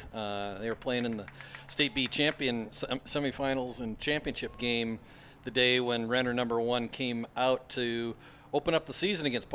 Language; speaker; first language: English; native; English